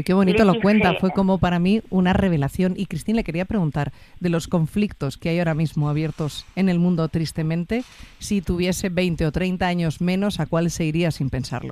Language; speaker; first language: Spanish; native; Spanish